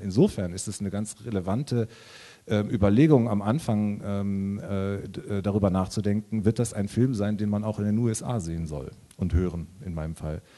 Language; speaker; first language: German; native; German